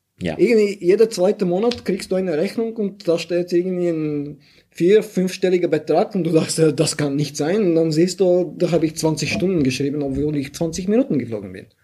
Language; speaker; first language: German; non-native, fluent; Bulgarian